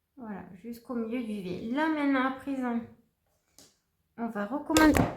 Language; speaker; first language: French; native; French